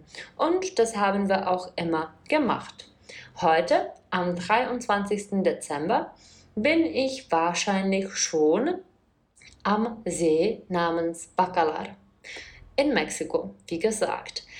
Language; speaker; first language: German; non-native, fluent; Czech